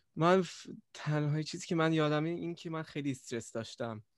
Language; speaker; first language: Persian; early bilingual, other home language; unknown